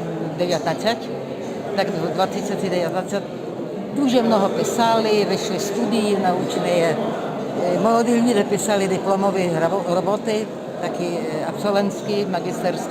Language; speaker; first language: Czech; non-native, learner; Rusyn